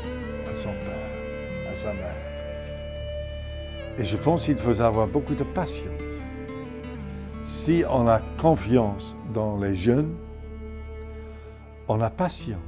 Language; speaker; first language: French; non-native, fluent; English